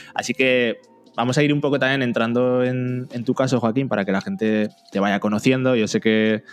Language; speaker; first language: Spanish; native; Spanish